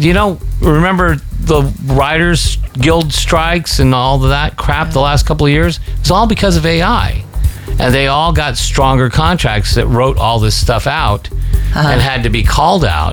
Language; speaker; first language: English; native; English